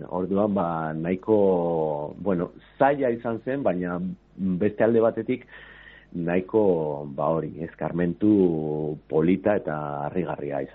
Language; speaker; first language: Basque; non-native, local second language; Spanish